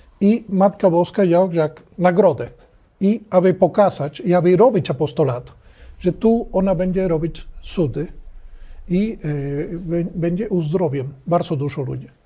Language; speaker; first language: Polish; non-native, learner; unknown